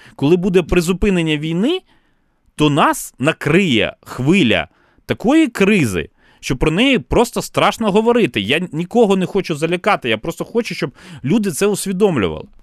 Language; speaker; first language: Ukrainian; non-native, local second language; Russian